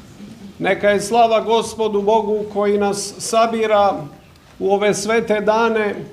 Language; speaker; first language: Croatian; native; Croatian